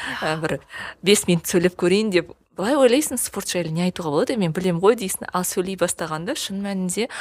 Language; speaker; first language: Kazakh; native; Kazakh